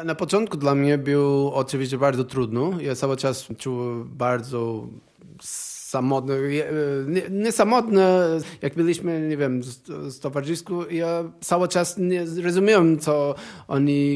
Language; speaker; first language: Polish; non-native, learner; Portuguese